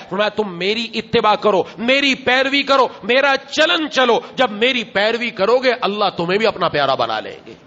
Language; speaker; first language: Urdu; non-native, local second language; Punjabi